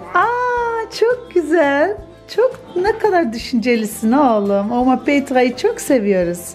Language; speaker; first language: Turkish; early bilingual, heritage; Turkish